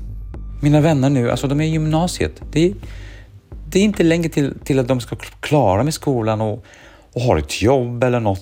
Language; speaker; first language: Swedish; early bilingual, other home language; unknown